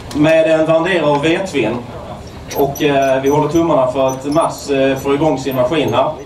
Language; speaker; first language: Swedish; native; Swedish